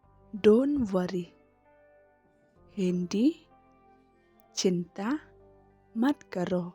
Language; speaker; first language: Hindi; non-native, local second language; Khasi